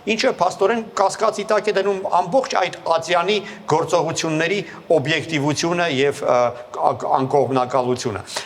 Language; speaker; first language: Armenian; native; Armenian